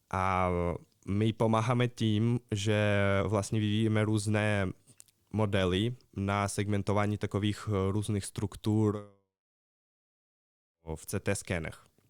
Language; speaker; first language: Czech; non-native, fluent; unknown